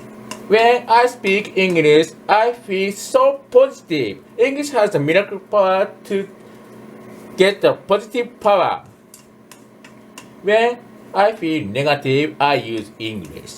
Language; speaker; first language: English; non-native, learner; Japanese